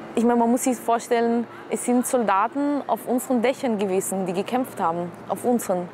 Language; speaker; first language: German; early bilingual, other home language; Kurdish